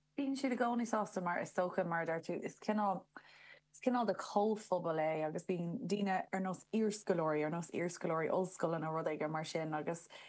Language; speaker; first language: Irish; non-native, local second language; English